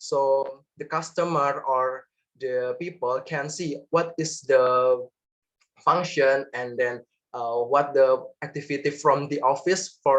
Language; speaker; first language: English; non-native, learner; Indonesian